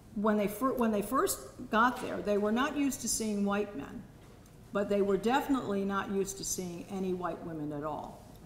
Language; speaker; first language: English; native; English